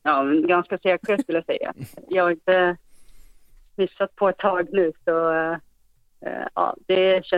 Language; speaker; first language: Swedish; non-native, fluent; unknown